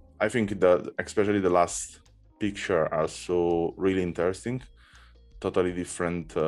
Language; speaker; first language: English; non-native, learner; Italian